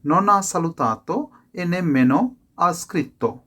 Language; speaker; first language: Italian; non-native, fluent; Sinhala